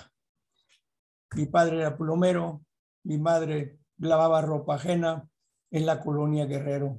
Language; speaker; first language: Spanish; native; Spanish